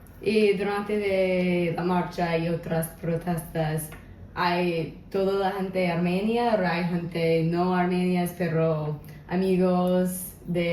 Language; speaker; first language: Spanish; non-native, local second language; English